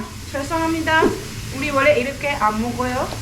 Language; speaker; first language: Korean; non-native, learner; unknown